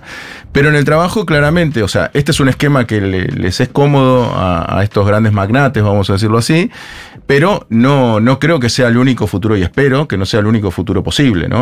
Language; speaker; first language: Spanish; native; Spanish